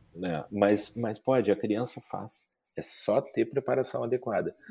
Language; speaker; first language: Portuguese; native; Portuguese